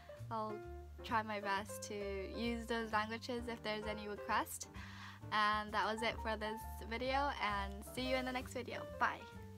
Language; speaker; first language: English; early bilingual, other home language; Japanese